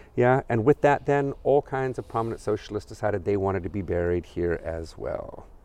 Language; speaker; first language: English; native; English